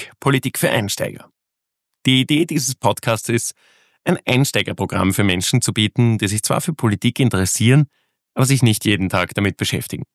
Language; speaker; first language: German; native; German